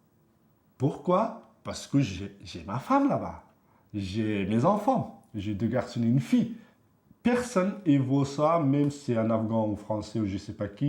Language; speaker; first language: French; non-native, learner; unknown